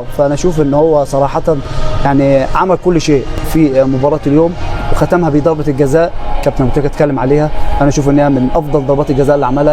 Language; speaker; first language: Arabic; native; Arabic